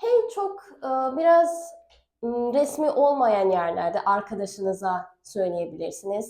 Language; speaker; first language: Turkish; non-native, fluent; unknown